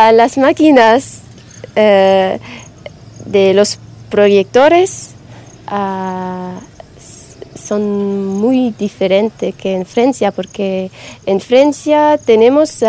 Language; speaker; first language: Spanish; non-native, learner; French